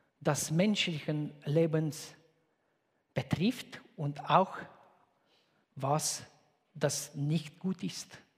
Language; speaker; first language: German; non-native, fluent; Romanian